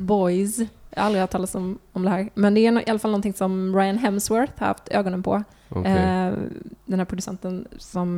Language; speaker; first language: Swedish; native; Swedish